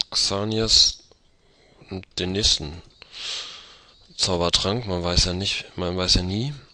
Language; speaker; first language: German; native; German